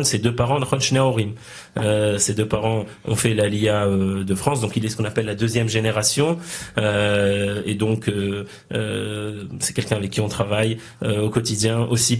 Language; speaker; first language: French; native; French